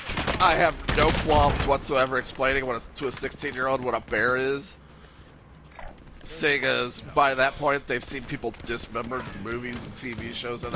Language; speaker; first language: English; native; English